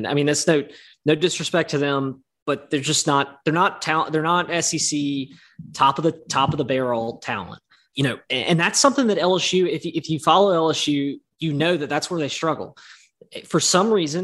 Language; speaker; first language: English; native; English